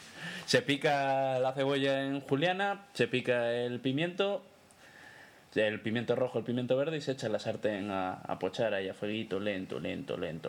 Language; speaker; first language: Spanish; native; Spanish